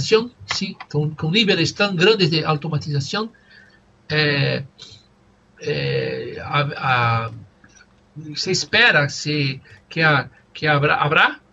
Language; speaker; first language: Spanish; non-native, fluent; Portuguese